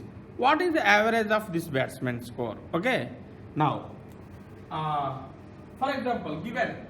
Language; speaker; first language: English; non-native, local second language; Telugu